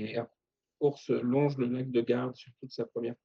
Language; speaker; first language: French; native; French